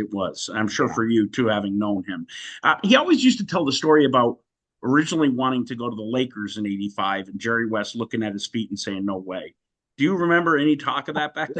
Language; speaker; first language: English; native; English